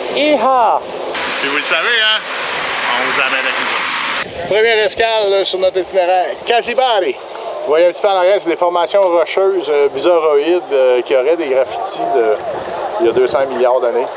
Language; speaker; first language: French; native; French